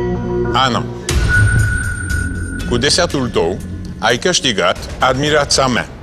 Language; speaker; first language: Romanian; non-native, learner; French